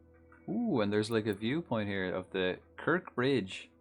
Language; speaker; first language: English; native; English